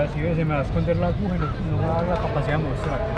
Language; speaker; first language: Spanish; native; Spanish